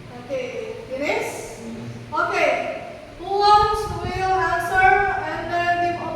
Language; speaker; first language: English; non-native, fluent; Indonesian